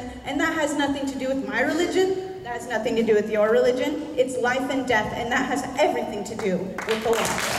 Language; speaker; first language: English; native; English